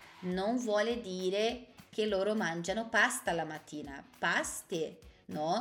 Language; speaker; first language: Italian; non-native, fluent; Portuguese